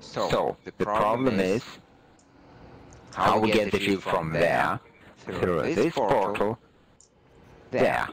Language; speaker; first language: English; non-native, learner; German